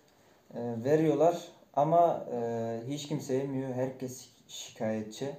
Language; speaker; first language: Turkish; non-native, fluent; Kurdish